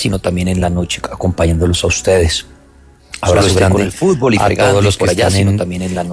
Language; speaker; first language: Spanish; native; Spanish